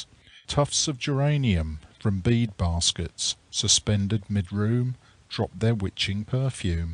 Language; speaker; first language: English; native; English